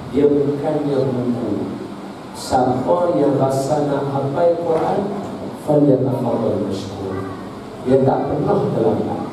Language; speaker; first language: Malay; native; Malay